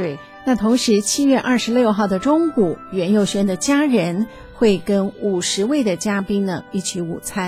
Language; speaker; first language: Chinese; native; Chinese